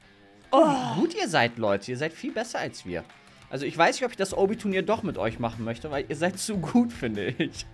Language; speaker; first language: German; native; German